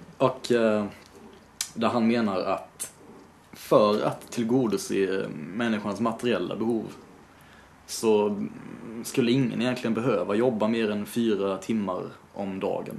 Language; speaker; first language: Swedish; native; Swedish